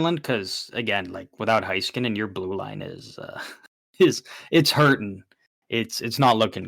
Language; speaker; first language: English; native; English